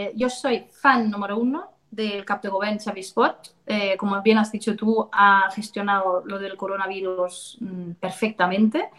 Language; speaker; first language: Spanish; non-native, fluent; Danish